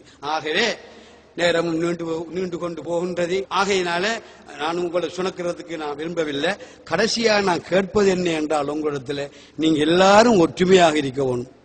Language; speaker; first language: Tamil; native; Tamil